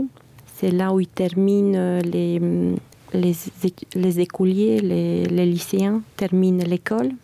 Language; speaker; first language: French; non-native, fluent; Bulgarian